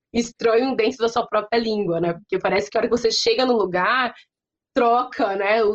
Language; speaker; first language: Portuguese; native; Portuguese